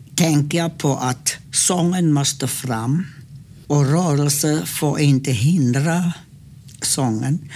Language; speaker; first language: Swedish; non-native, fluent; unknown